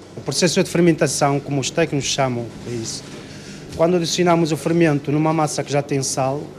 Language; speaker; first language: Portuguese; non-native, fluent; Arabic